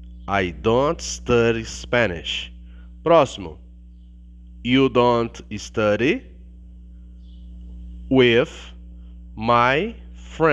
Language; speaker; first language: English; non-native, learner; Portuguese